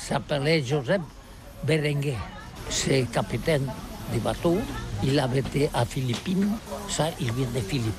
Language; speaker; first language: French; non-native, learner; Catalan